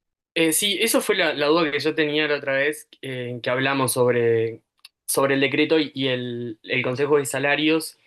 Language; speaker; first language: Spanish; native; Spanish